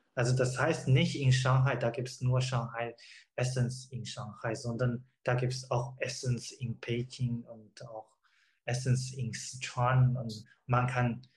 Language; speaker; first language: German; non-native, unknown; Chinese